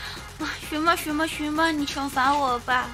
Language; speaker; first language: Chinese; native; Chinese